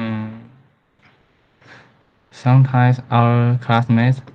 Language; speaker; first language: English; non-native, learner; Chinese